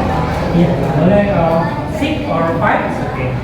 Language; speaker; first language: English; non-native, learner; Indonesian